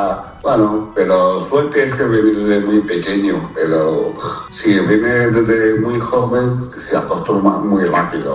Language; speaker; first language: Spanish; non-native, fluent; Chinese